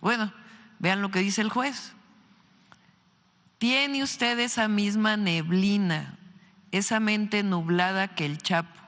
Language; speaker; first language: Spanish; native; Spanish